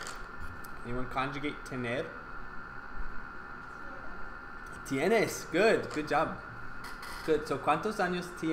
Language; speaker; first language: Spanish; non-native, fluent; English